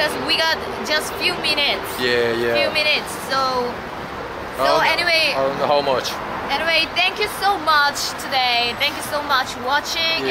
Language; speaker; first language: English; non-native, learner; Korean